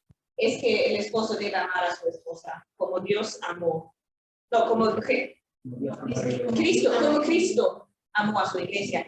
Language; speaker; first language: Spanish; non-native, fluent; Swedish